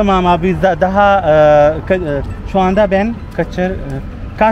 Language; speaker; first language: Turkish; non-native, learner; Urdu